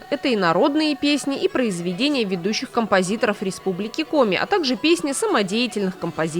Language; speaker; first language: Russian; native; Russian